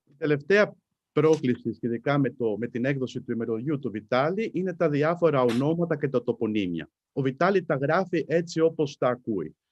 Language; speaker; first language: Greek; non-native, fluent; Italian